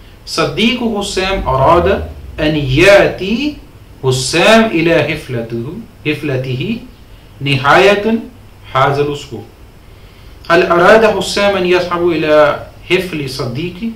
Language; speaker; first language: Arabic; non-native, fluent; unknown